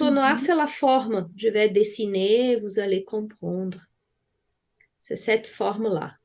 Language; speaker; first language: French; non-native, fluent; Portuguese